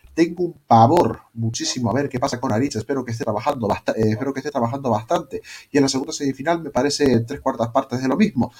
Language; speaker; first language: Spanish; native; Spanish